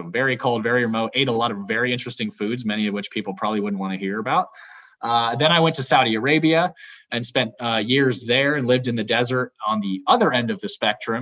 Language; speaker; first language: English; native; English